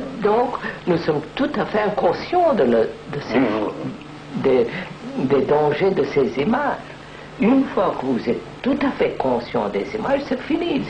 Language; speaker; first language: French; non-native, fluent; Telugu